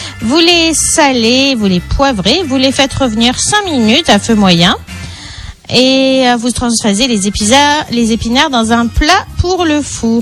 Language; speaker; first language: French; native; French